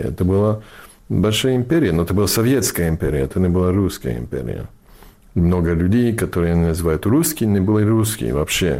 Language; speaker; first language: Russian; non-native, learner; English